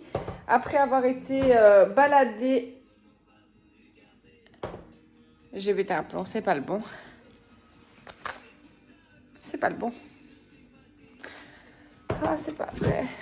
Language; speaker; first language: French; native; French